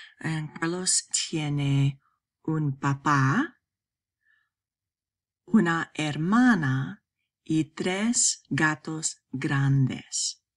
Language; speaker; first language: Spanish; non-native, fluent; English